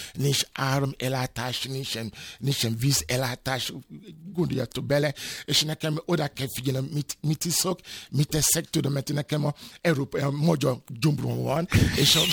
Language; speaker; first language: Hungarian; non-native, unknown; Yoruba